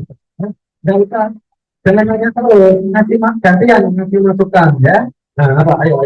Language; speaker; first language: Indonesian; native; Indonesian